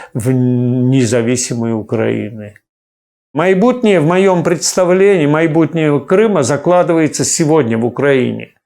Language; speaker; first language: Russian; non-native, local second language; Crimean Tatar